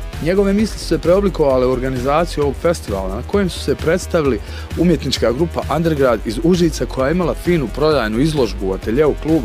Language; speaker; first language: Croatian; native; Croatian